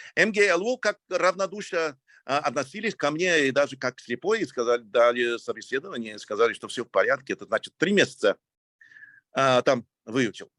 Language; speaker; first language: Russian; non-native, fluent; English